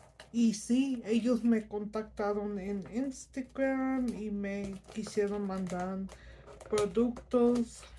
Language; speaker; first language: Spanish; early bilingual, heritage; Spanish